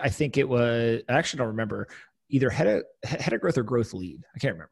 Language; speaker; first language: English; native; English